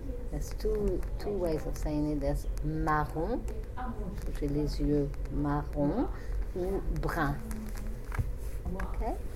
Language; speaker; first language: English; native; English